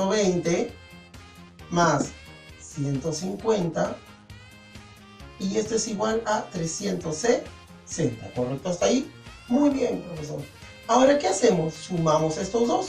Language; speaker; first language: Spanish; native; Spanish